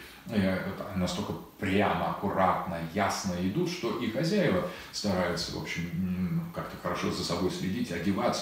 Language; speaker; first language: Russian; native; Russian